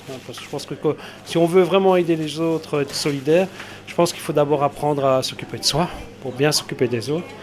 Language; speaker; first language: French; native; French